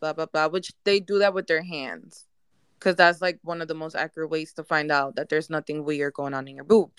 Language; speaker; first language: English; early bilingual, other home language; Spanish